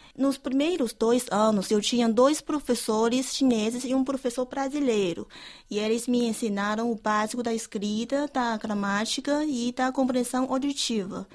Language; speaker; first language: Portuguese; non-native, fluent; Chinese